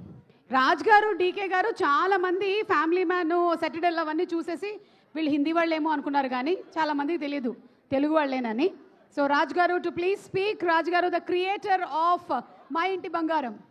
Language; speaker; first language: Telugu; native; Telugu